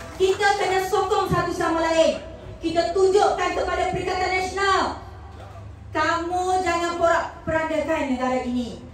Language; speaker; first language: Malay; native; Malay